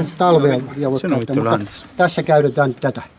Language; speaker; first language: Finnish; native; Finnish